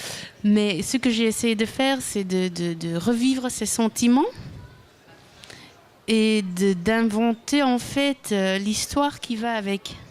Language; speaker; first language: French; non-native, local second language; Dutch